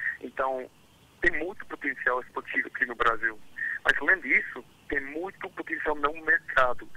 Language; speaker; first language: Portuguese; non-native, fluent; English